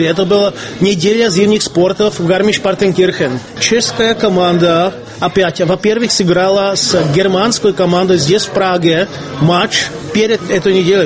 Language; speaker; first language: Russian; non-native, fluent; Czech